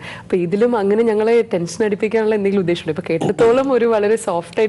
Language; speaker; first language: Malayalam; native; Malayalam